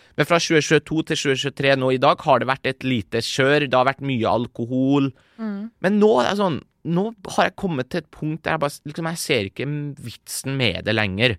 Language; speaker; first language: Norwegian; native; Norwegian